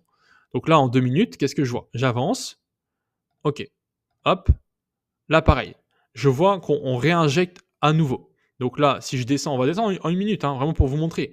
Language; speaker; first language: French; native; French